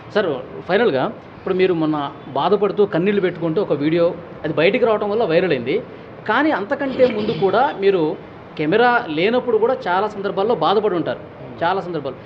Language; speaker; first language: Telugu; native; Telugu